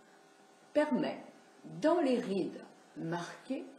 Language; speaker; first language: French; native; French